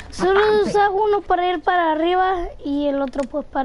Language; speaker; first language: Spanish; early bilingual, heritage; Spanish